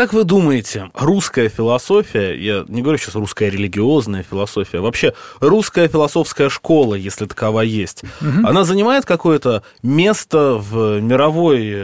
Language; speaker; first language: Russian; native; Russian